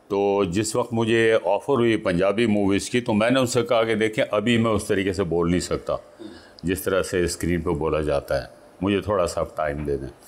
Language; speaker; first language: Urdu; native; Urdu